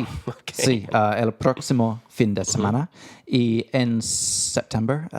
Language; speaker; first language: Spanish; non-native, fluent; English